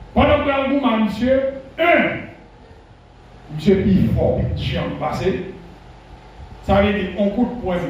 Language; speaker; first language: French; non-native, local second language; Haitian Creole